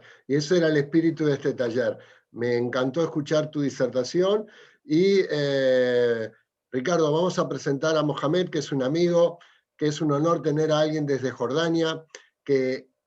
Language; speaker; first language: Spanish; native; Spanish